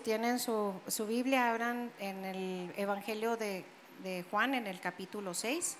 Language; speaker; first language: Spanish; native; Spanish